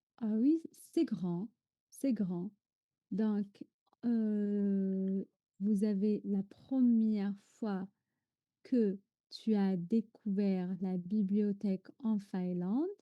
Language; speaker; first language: French; non-native, fluent; Arabic